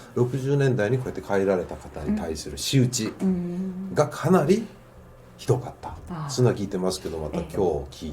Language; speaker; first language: Japanese; native; Japanese